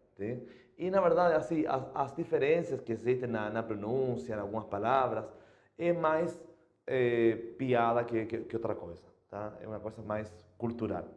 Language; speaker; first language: Portuguese; non-native, fluent; Spanish